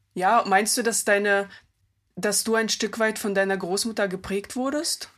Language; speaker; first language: German; early bilingual, other home language; Russian